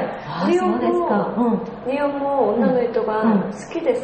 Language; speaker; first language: Japanese; non-native, learner; Korean